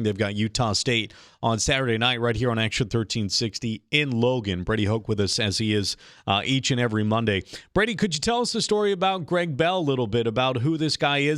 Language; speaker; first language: English; native; English